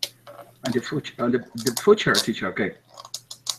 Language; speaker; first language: English; non-native, learner; Spanish